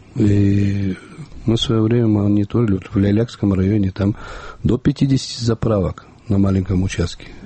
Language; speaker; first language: Russian; non-native, local second language; Kyrgyz